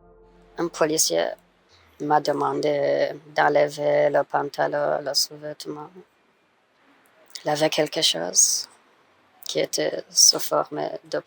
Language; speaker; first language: French; non-native, fluent; Rundi